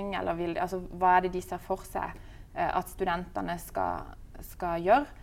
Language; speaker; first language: Norwegian; native; Norwegian